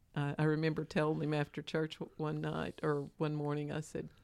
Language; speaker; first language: English; native; English